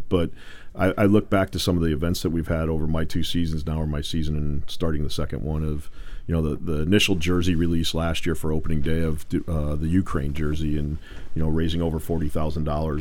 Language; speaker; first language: English; native; English